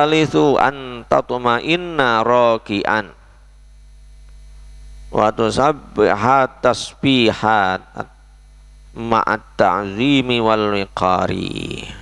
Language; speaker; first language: Arabic; non-native, fluent; Javanese